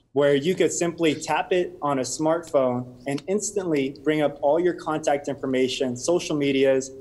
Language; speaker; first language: English; native; English